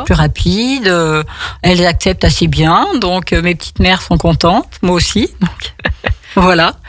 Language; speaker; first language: French; native; French